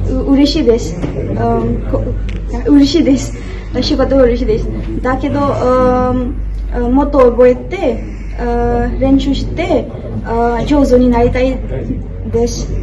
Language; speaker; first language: Japanese; non-native, learner; Garo